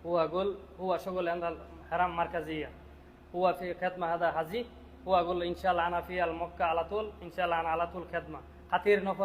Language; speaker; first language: Arabic; non-native, learner; Bangla